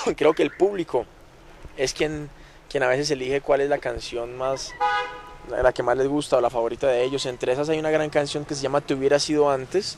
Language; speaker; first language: Spanish; native; Spanish